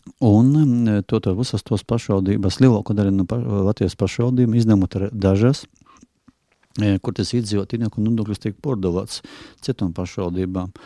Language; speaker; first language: Latvian; non-native, local second language; Russian